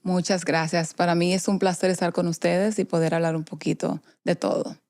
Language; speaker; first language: Spanish; early bilingual, heritage; Spanish